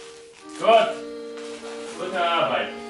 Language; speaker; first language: German; non-native, learner; Polish